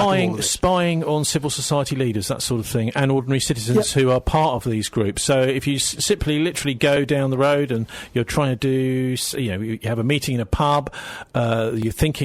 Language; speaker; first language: English; native; English